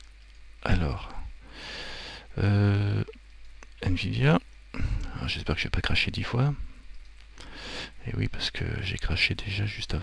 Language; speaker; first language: French; native; French